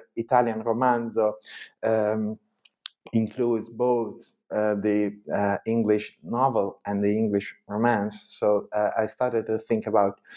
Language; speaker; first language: English; non-native, fluent; Italian